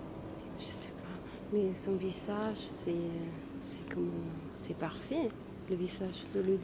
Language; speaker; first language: French; non-native, fluent; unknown